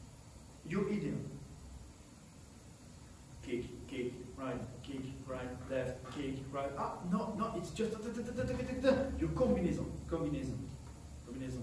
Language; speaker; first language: English; non-native, learner; French